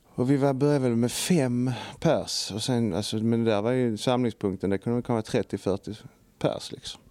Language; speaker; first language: Swedish; native; Swedish